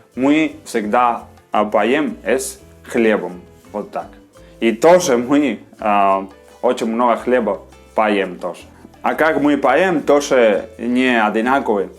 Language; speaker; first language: Russian; non-native, learner; Spanish